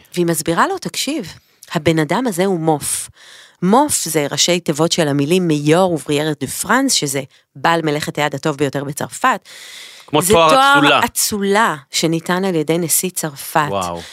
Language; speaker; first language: Hebrew; native; Hebrew